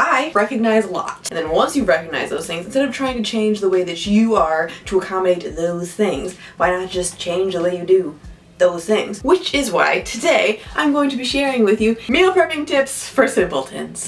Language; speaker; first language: English; native; English